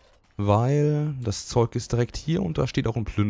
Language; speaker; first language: German; native; German